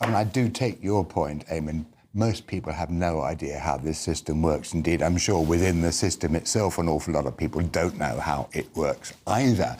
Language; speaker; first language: English; native; English